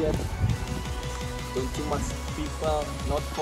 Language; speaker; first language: English; non-native, learner; Indonesian